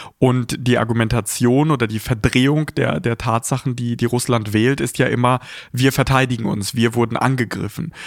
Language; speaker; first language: German; early bilingual, other home language; Russian